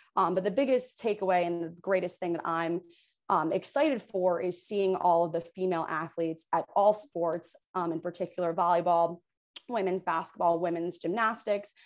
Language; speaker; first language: English; native; English